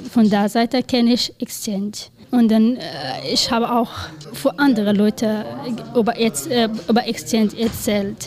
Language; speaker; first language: German; non-native, learner; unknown